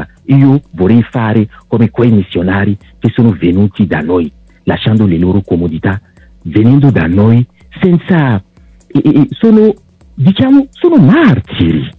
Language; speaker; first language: Italian; non-native, local second language; French